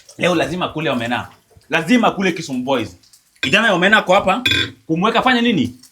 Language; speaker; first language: Swahili; non-native, local second language; Luo (Kenya and Tanzania)